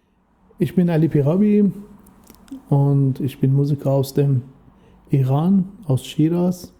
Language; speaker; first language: German; non-native, fluent; Persian